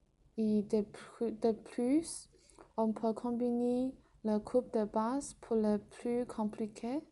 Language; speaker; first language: French; non-native, learner; Chinese